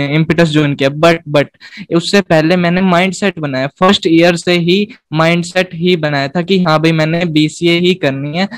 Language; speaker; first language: Hindi; native; Hindi